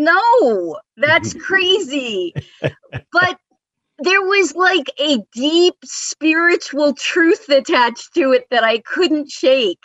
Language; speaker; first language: English; native; English